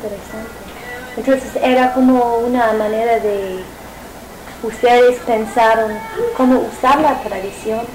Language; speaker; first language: Spanish; non-native, fluent; English